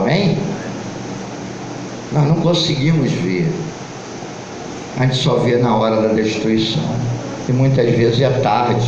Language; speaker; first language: Portuguese; native; Portuguese